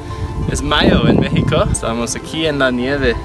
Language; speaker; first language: Spanish; non-native, learner; English